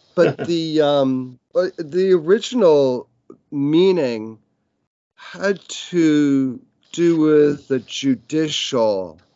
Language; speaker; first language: English; native; English